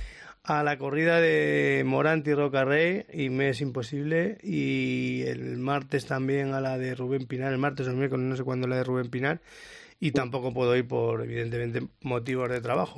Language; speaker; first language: Spanish; native; Spanish